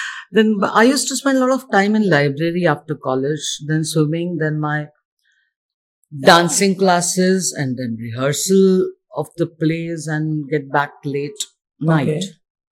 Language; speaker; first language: English; non-native, local second language; Gujarati